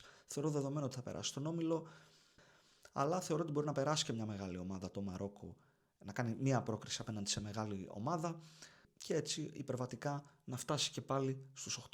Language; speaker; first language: Greek; native; Greek